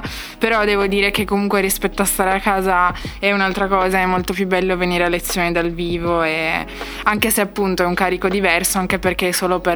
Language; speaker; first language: Italian; native; Italian